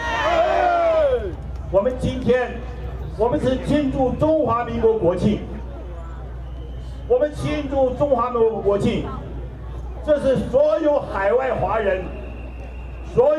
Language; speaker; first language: Chinese; native; Chinese